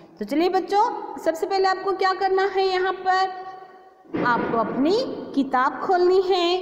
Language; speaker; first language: Hindi; non-native, local second language; Kannada